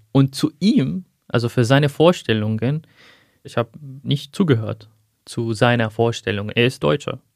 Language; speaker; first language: German; non-native, fluent; Arabic